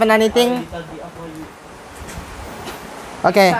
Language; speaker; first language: English; non-native, learner; Indonesian